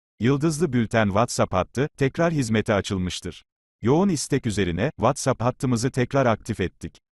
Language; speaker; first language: Turkish; native; Turkish